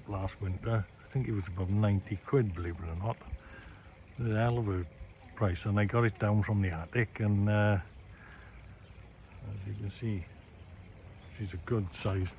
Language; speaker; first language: English; native; English